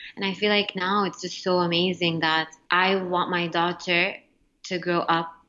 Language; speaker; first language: English; non-native, fluent; Arabic